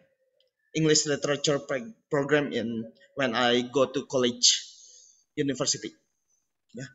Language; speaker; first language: English; non-native, learner; Indonesian